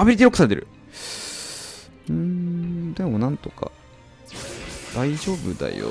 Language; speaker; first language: Japanese; native; Japanese